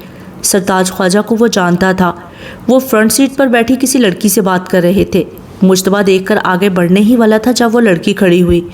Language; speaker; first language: Urdu; native; Urdu